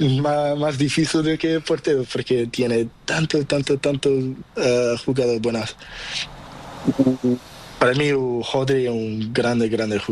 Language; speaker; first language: Spanish; non-native, learner; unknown